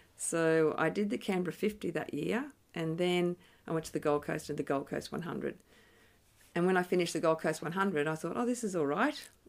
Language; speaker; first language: English; native; English